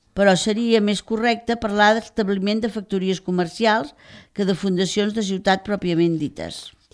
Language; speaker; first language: Catalan; native; Catalan